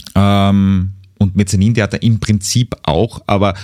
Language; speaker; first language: German; native; German